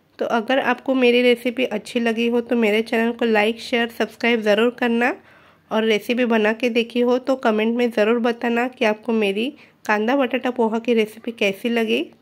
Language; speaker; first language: Hindi; non-native, local second language; Marathi